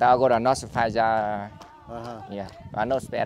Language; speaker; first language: Portuguese; non-native, learner; Vietnamese